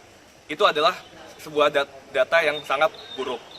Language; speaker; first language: Indonesian; native; Indonesian